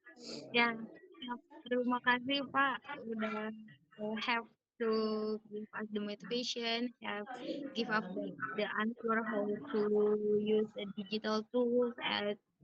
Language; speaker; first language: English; non-native, learner; Indonesian